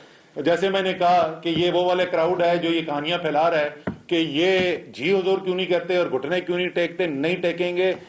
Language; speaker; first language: Urdu; native; Urdu